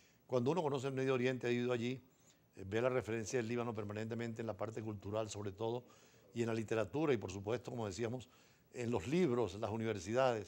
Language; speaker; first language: Spanish; native; Spanish